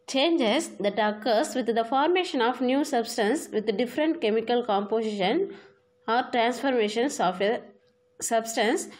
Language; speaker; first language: English; non-native, local second language; Tamil